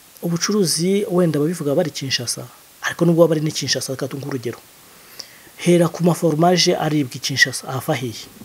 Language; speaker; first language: Kinyarwanda; native; Kinyarwanda